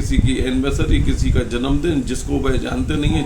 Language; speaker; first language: Hindi; native; Hindi